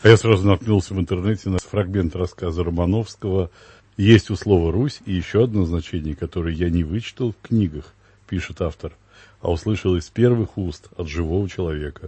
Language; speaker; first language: Russian; native; Russian